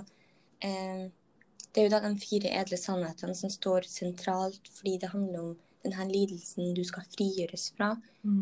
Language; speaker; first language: Norwegian; native; Norwegian